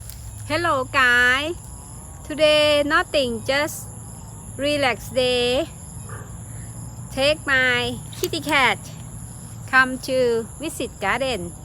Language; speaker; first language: English; non-native, learner; Thai